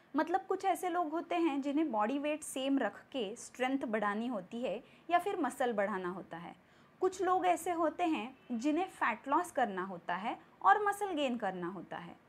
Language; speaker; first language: Hindi; non-native, local second language; Marathi